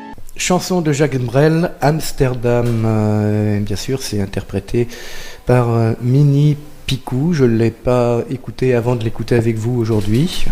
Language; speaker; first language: French; native; French